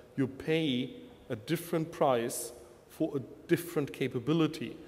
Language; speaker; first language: English; non-native, fluent; German